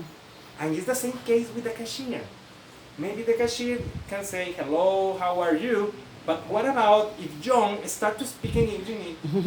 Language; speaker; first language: English; non-native, fluent; Spanish